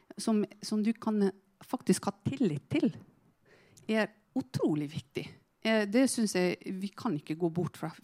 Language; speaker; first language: Norwegian; non-native, fluent; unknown